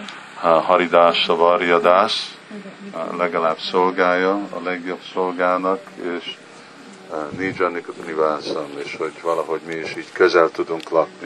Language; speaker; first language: Hungarian; early bilingual, heritage; Hungarian